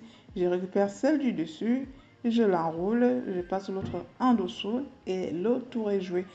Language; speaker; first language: French; native; French